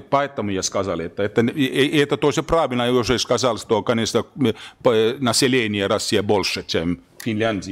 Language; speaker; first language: Russian; non-native, learner; Finnish